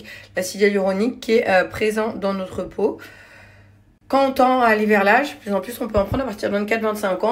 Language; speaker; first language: French; native; French